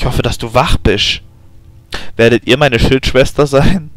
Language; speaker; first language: German; native; German